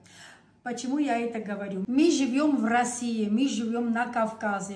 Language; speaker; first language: Russian; non-native, local second language; Armenian